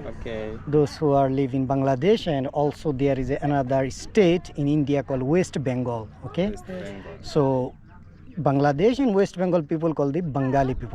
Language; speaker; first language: English; non-native, learner; Bangla